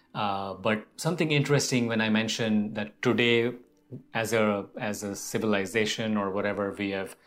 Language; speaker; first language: English; non-native, local second language; Gujarati